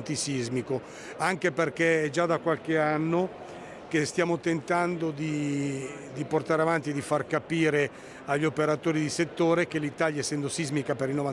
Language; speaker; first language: Italian; native; Italian